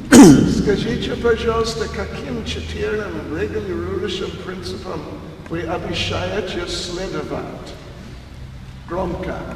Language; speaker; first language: Russian; non-native, learner; English